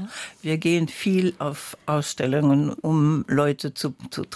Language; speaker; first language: German; non-native, learner; French